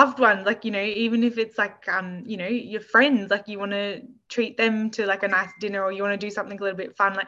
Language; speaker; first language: English; native; English